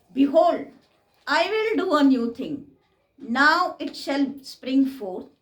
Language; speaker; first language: English; non-native, local second language; Kannada